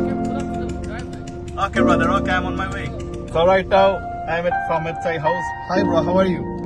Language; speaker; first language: English; non-native, local second language; Sylheti